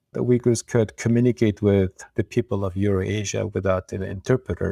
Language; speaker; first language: English; non-native, fluent; Uyghur